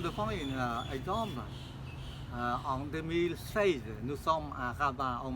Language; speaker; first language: French; non-native, fluent; Khmer